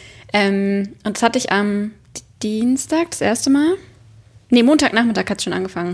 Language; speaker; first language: German; native; German